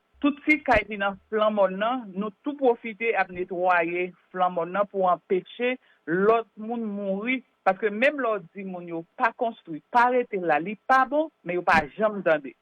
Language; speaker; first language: Haitian Creole; native; Haitian Creole